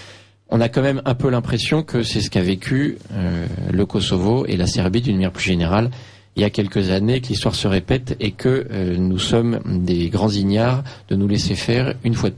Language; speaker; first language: French; native; French